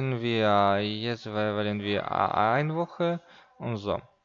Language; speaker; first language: German; non-native, learner; Russian